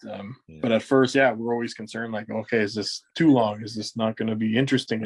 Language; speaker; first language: English; native; English